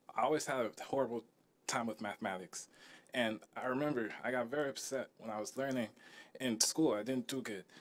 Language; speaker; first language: English; native; English